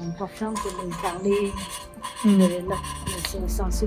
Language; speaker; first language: French; non-native, fluent; Khmer